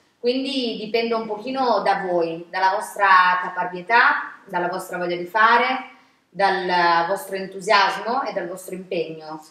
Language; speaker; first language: Italian; native; Italian